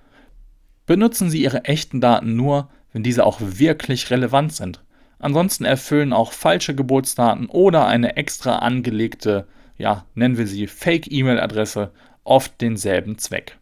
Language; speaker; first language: German; native; German